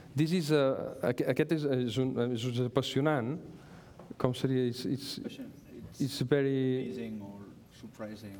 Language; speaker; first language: English; non-native, learner; Spanish